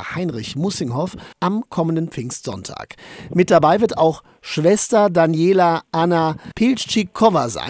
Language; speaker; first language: German; native; German